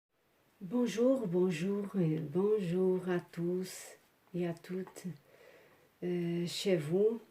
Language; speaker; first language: French; non-native, learner; Portuguese